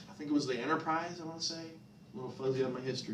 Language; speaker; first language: English; native; English